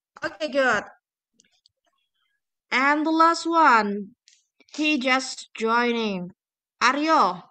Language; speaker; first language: English; non-native, fluent; Indonesian